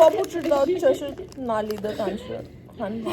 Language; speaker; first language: Chinese; non-native, learner; Hindi